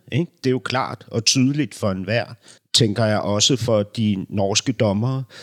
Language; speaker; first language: Danish; early bilingual, other home language; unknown